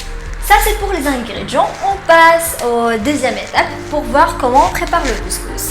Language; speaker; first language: French; non-native, local second language; Arabic